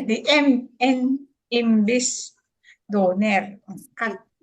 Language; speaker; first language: English; non-native, local second language; Filipino